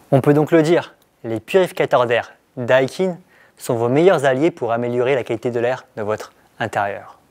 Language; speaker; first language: French; native; French